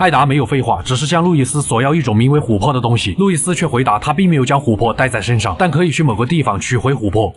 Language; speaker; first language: Chinese; native; Chinese